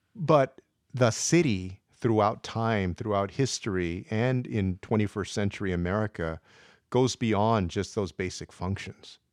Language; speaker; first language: English; native; English